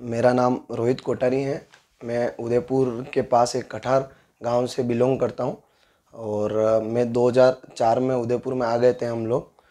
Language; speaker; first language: Hindi; native; Hindi